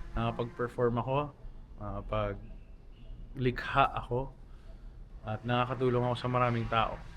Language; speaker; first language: Filipino; non-native, local second language; Chavacano